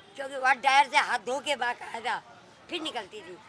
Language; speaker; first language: Hindi; native; Hindi